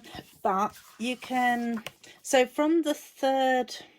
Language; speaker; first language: English; native; English